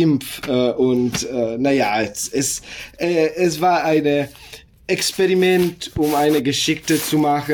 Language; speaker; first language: German; non-native, learner; Italian